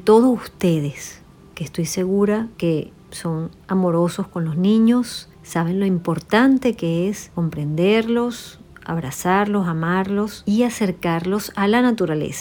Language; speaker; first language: Spanish; native; Spanish